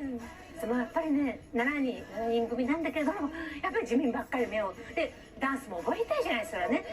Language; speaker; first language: Japanese; native; Japanese